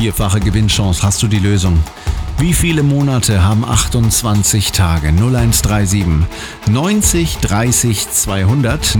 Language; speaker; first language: German; native; German